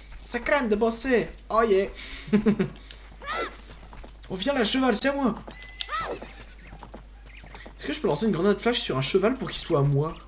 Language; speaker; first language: French; native; French